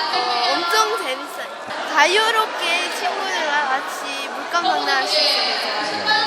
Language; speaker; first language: Korean; early bilingual, heritage; Korean